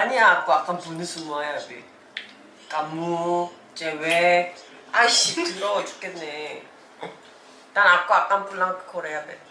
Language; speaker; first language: Indonesian; non-native, learner; Korean